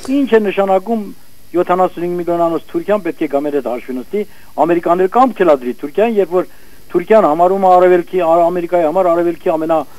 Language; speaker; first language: Armenian; native; Armenian